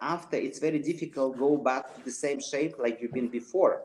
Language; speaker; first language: English; non-native, fluent; Russian